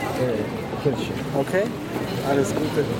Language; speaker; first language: German; non-native, learner; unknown